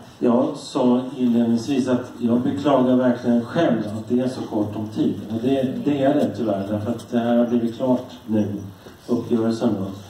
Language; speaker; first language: Swedish; native; Swedish